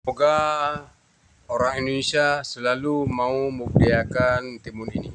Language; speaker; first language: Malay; non-native, local second language; Achinese